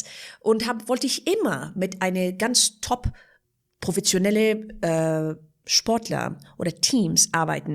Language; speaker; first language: German; non-native, fluent; Persian